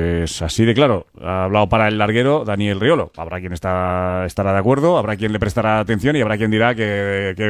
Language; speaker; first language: Spanish; native; Spanish